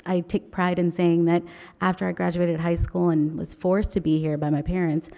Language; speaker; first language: English; native; English